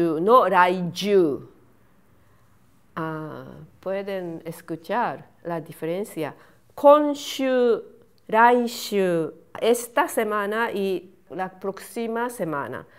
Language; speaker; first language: Spanish; non-native, fluent; Japanese